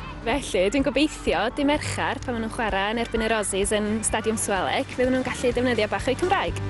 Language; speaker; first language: Welsh; native; Welsh